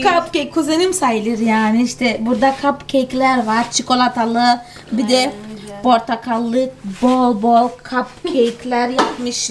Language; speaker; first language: Turkish; non-native, fluent; Portuguese